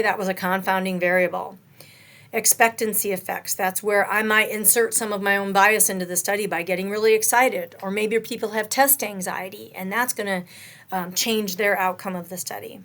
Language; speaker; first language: English; native; English